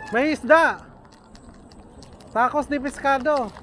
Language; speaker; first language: Spanish; non-native, learner; Filipino